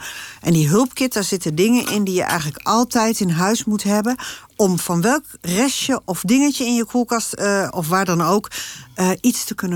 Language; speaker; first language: Dutch; native; Dutch